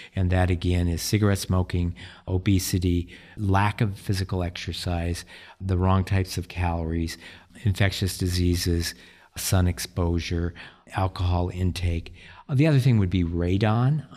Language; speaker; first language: English; native; English